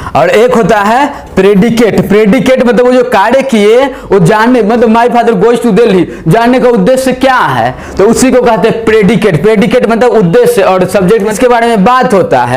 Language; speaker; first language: Hindi; native; Hindi